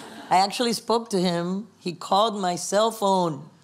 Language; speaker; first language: English; early bilingual, other home language; Spanish